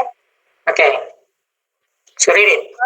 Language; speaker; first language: English; non-native, fluent; Indonesian